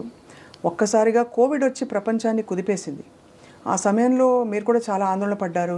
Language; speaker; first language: Telugu; native; Telugu